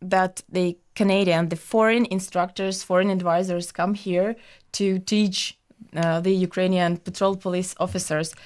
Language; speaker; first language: English; non-native, fluent; Ukrainian